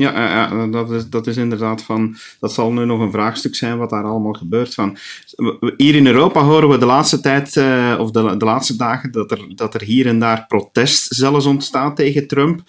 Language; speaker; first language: Dutch; native; Dutch